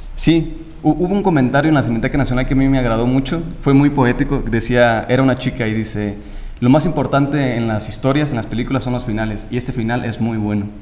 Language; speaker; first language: Spanish; native; Spanish